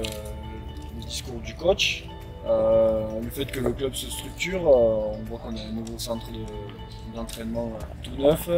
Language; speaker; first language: French; native; French